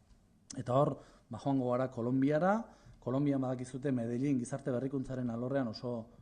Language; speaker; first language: Basque; native; Basque